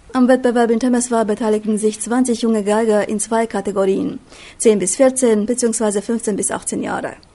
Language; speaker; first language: German; native; German